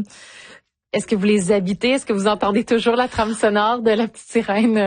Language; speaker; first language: French; native; French